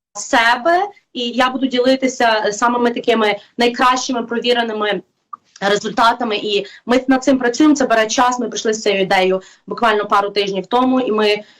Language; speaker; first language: Ukrainian; native; Ukrainian